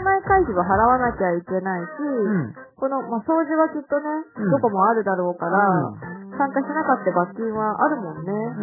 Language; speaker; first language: Japanese; native; Japanese